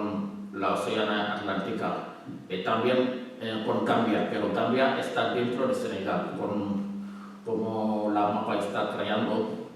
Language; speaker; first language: Spanish; non-native, learner; Wolof